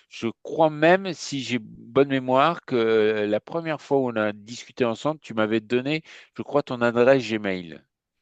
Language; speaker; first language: French; native; French